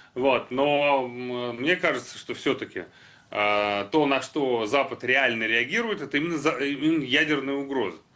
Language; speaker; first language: Russian; native; Russian